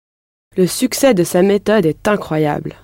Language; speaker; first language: French; non-native, learner; English